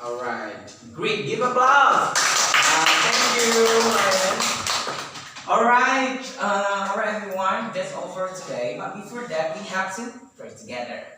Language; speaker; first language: English; non-native, learner; Indonesian